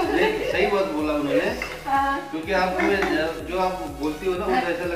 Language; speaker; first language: Hindi; non-native, local second language; Marathi